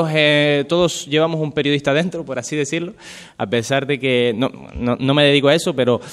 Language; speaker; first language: Spanish; native; Spanish